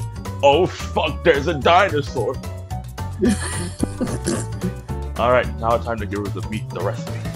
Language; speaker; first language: English; native; English